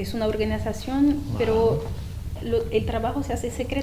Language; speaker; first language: Spanish; non-native, fluent; French